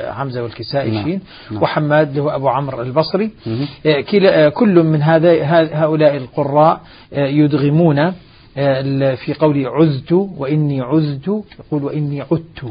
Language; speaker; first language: Arabic; native; Arabic